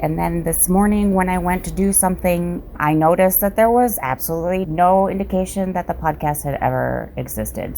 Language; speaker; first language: English; native; English